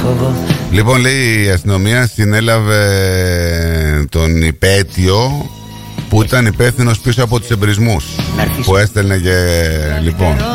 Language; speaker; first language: Greek; native; Greek